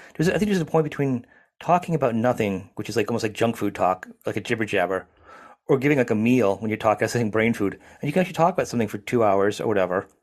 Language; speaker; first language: English; native; English